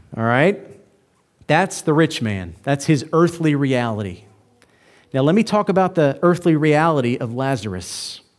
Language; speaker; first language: English; native; English